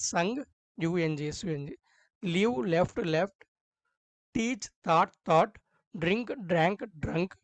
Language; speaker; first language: English; non-native, local second language; Telugu